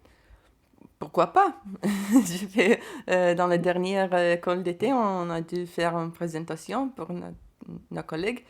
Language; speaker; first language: French; non-native, learner; Lithuanian